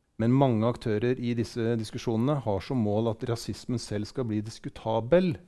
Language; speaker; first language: Norwegian; native; Norwegian